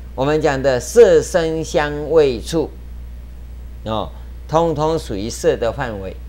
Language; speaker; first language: Chinese; native; Chinese